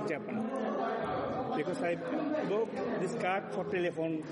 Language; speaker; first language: English; non-native, learner; Bangla